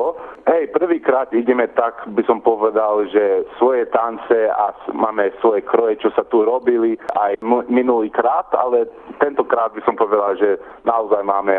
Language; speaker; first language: Slovak; early bilingual, heritage; Slovak